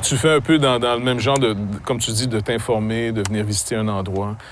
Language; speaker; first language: French; native; French